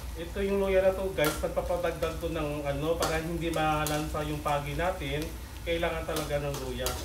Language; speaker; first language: Filipino; non-native, local second language; Hiligaynon